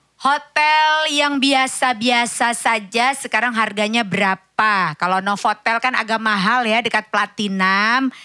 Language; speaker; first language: Indonesian; native; Indonesian